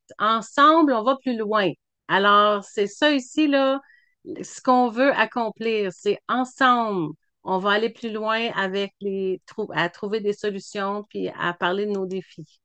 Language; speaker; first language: French; native; French